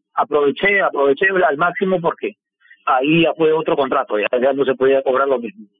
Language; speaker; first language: Spanish; native; Spanish